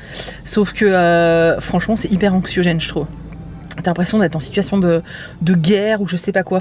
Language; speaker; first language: French; native; French